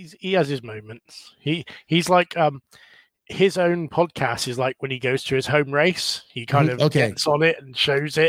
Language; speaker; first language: English; native; English